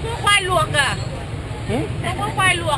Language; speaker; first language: Vietnamese; non-native, learner; Polish